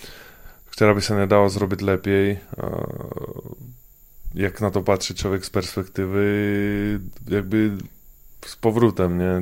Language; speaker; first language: Polish; non-native, fluent; Czech